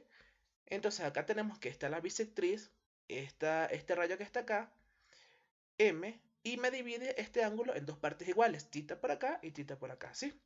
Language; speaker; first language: Spanish; native; Spanish